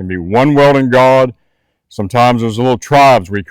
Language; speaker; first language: English; native; English